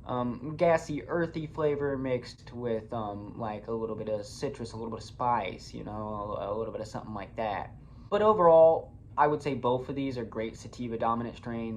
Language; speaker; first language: English; native; English